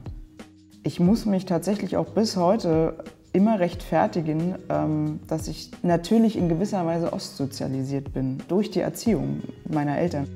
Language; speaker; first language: German; native; German